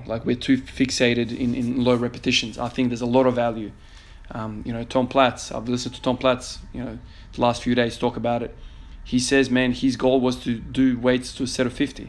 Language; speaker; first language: English; native; English